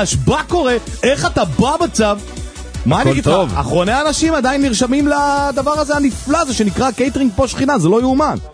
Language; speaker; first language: Hebrew; native; Hebrew